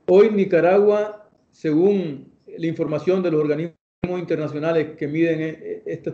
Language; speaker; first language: Spanish; native; Spanish